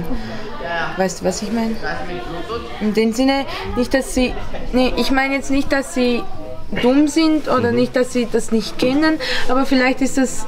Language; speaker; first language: German; non-native, fluent; Romanian